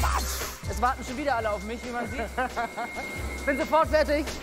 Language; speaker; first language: German; native; German